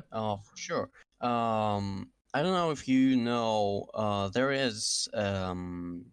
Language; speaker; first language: English; non-native, fluent; Russian